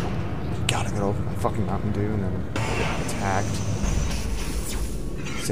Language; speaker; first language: English; native; English